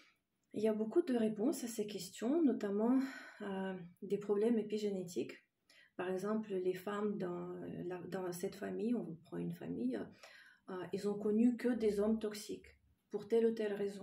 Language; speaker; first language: French; non-native, fluent; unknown